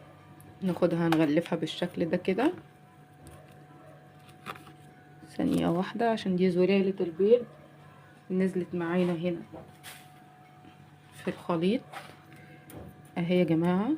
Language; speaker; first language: Arabic; native; Arabic